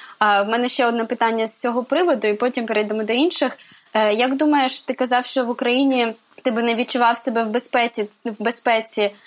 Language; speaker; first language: Ukrainian; native; Ukrainian